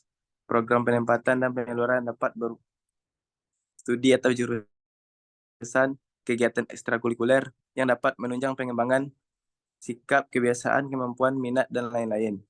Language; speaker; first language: Indonesian; native; Indonesian